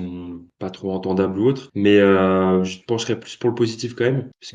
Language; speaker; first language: French; native; French